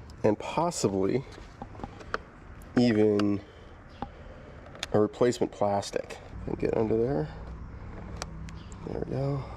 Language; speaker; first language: English; native; English